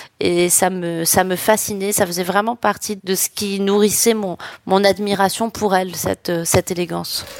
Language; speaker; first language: French; native; French